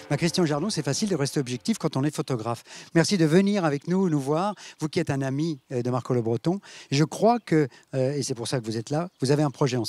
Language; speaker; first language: French; native; French